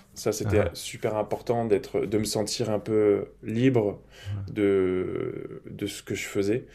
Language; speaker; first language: French; native; French